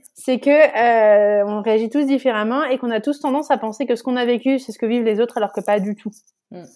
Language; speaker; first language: French; native; French